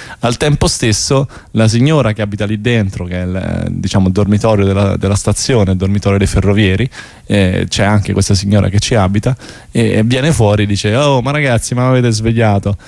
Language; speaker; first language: Italian; native; Italian